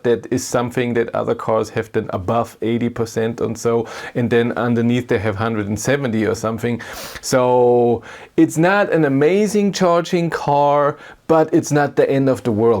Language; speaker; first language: English; non-native, fluent; German